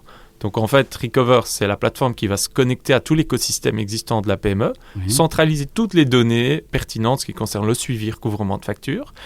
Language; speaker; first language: French; native; French